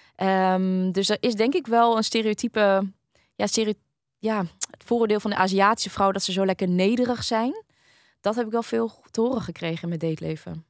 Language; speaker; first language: Dutch; early bilingual, other home language; Vietnamese